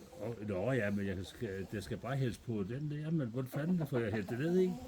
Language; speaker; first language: Danish; native; Danish